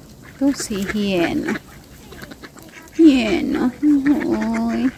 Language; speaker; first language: Finnish; non-native, learner; Filipino